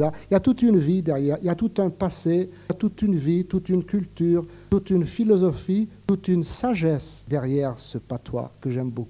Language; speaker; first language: French; native; French